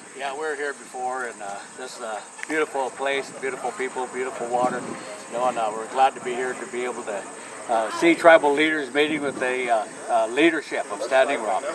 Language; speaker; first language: English; native; English